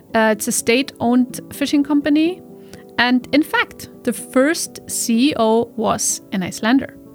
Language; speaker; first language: English; non-native, fluent; German